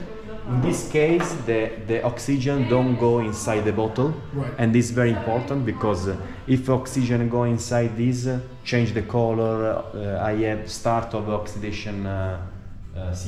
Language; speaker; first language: English; non-native, learner; Italian